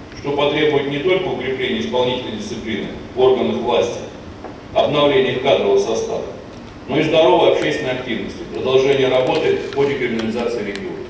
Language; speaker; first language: Russian; native; Russian